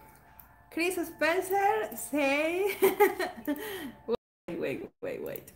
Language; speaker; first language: English; non-native, learner; Spanish